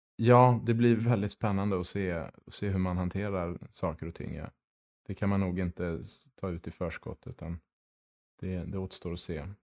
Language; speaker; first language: Swedish; early bilingual, heritage; Swedish